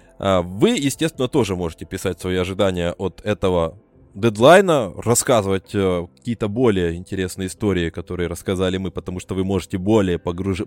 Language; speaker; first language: Russian; native; Russian